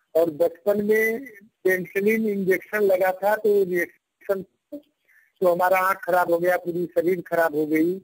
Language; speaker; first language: Hindi; native; Hindi